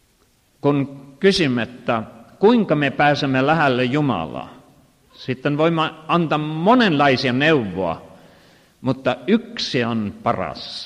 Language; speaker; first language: Finnish; non-native, fluent; Estonian